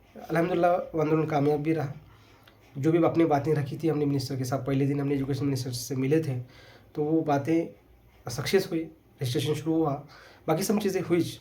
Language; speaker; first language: Hindi; non-native, local second language; Urdu